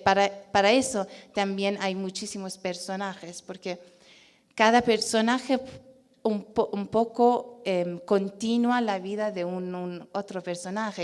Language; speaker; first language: Spanish; non-native, fluent; Persian